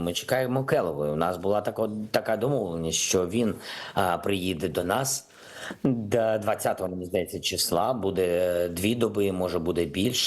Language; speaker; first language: Ukrainian; non-native, local second language; Russian